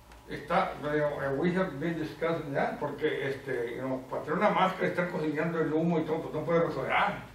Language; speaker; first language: Spanish; early bilingual, heritage; Spanish